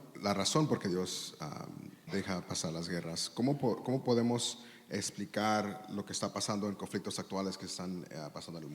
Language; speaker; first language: Spanish; early bilingual, heritage; Spanish